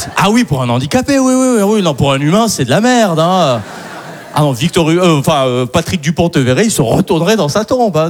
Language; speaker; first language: French; early bilingual, other home language; Arabic